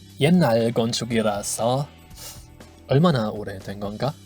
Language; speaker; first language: Korean; non-native, fluent; German